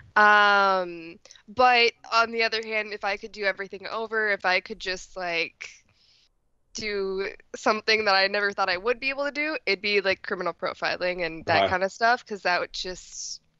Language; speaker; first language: English; native; English